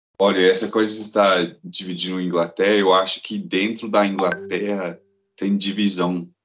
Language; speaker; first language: Portuguese; non-native, fluent; English